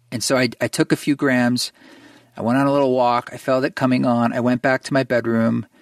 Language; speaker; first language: English; native; English